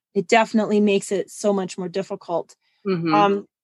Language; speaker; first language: English; non-native, fluent; German